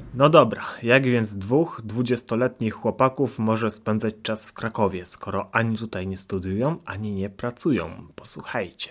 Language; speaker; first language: Polish; native; Polish